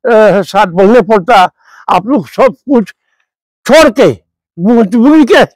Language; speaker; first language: Hindi; non-native, local second language; Bangla